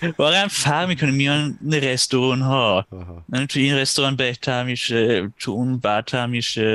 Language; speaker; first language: Persian; non-native, fluent; German